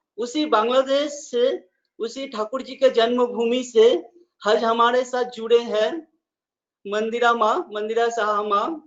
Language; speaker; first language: Hindi; non-native, local second language; Bangla